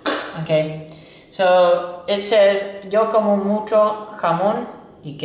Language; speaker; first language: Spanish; non-native, fluent; English